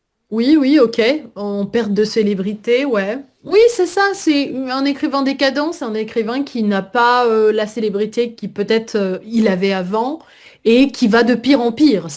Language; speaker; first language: French; native; French